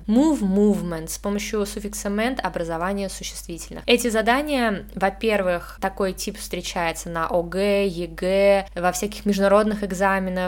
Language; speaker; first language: Russian; native; Russian